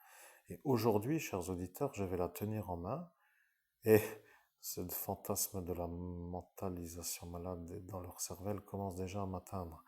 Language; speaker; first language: French; native; French